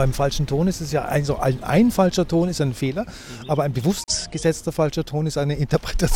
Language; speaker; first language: German; native; German